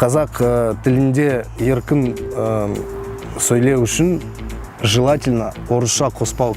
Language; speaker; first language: Kazakh; non-native, local second language; Russian